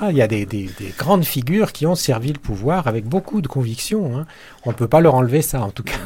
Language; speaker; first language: French; native; French